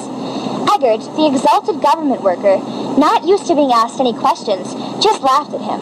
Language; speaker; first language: English; native; English